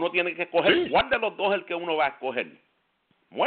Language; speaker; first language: Spanish; native; Spanish